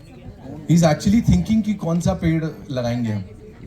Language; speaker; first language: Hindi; native; Hindi